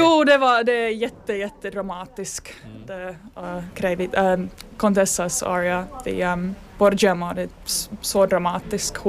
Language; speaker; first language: Swedish; non-native, local second language; Finnish